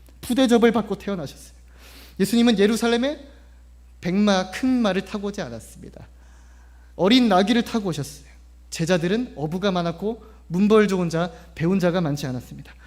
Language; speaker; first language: Korean; native; Korean